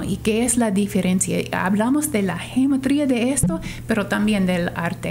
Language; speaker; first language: Spanish; non-native, fluent; English